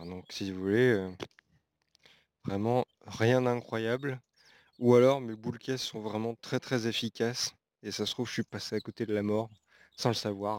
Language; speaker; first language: French; native; French